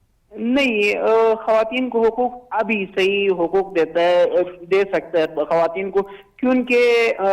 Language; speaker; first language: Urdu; non-native, learner; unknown